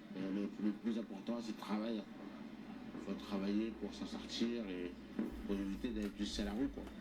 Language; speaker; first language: French; non-native, local second language; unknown